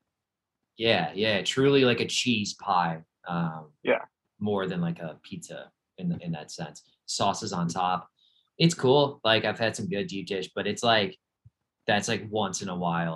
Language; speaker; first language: English; native; English